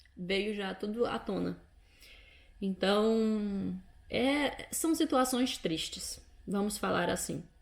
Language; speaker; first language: Portuguese; native; Portuguese